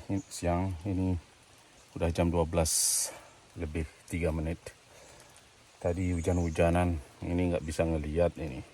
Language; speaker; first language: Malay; non-native, local second language; Balinese